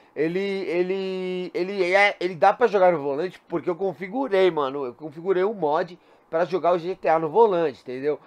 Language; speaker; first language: Portuguese; native; Portuguese